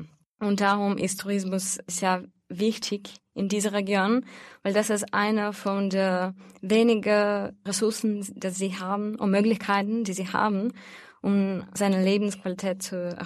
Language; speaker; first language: German; non-native, fluent; Russian